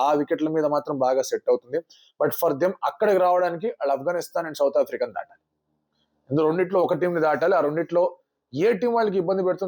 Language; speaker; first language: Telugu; native; Telugu